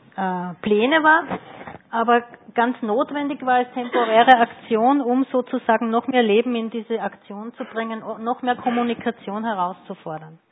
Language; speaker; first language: German; native; German